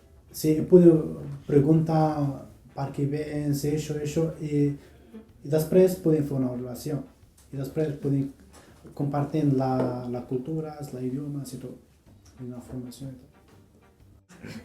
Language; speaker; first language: Catalan; non-native, learner; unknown